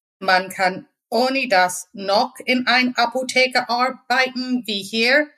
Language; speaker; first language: German; non-native, fluent; English